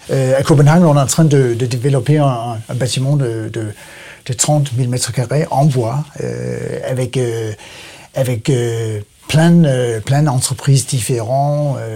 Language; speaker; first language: French; non-native, learner; Danish